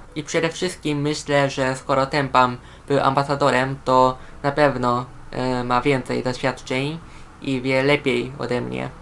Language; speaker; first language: Polish; non-native, fluent; Japanese